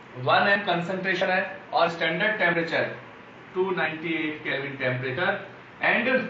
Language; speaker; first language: Hindi; native; Hindi